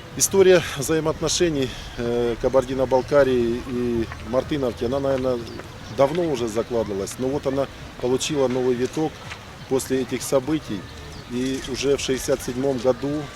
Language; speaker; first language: Russian; native; Russian